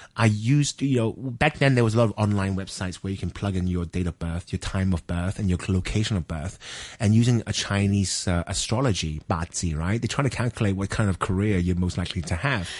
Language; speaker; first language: English; non-native, local second language; Cantonese